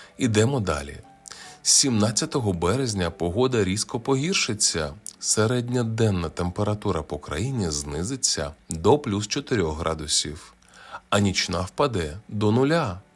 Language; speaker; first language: Ukrainian; native; Ukrainian